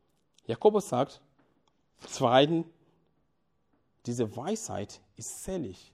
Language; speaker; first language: German; non-native, fluent; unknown